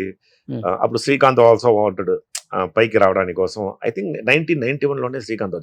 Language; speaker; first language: Telugu; non-native, fluent; Tamil